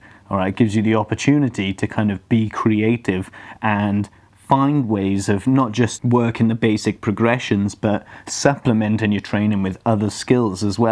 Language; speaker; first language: English; native; English